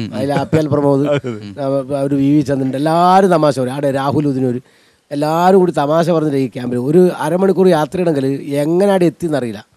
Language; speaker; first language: Malayalam; native; Malayalam